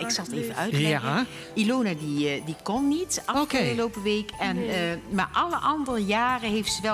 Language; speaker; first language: Dutch; native; Dutch